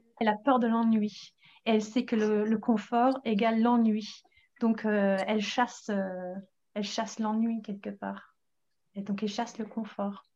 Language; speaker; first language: French; non-native, fluent; English